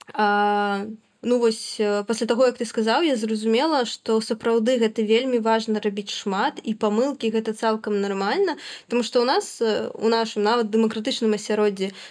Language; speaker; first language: Belarusian; non-native, local second language; Russian